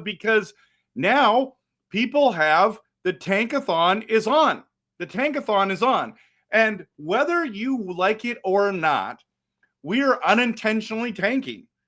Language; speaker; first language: English; native; English